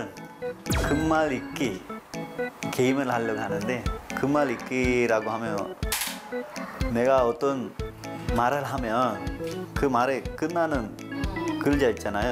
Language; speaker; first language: Korean; non-native, fluent; Sinhala